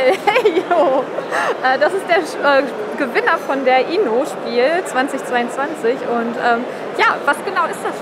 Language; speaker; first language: German; native; German